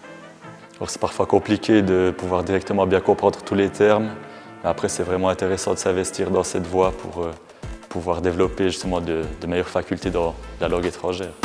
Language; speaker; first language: French; native; French